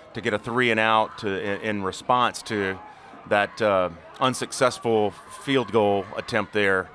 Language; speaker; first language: English; native; English